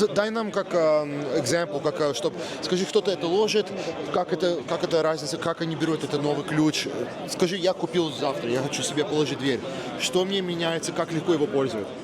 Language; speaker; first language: Russian; early bilingual, heritage; Russian